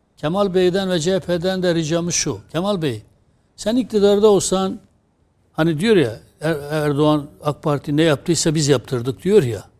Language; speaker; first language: Turkish; non-native, local second language; Kurdish